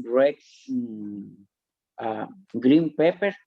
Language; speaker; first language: English; non-native, learner; Spanish